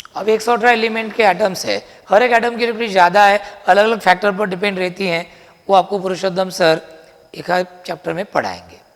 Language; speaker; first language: Hindi; non-native, local second language; Marathi